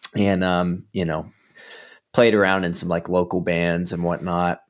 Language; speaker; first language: English; native; English